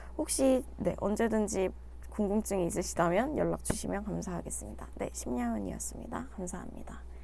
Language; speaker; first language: Korean; native; Korean